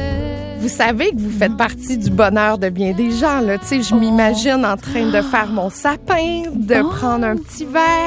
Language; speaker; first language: French; native; French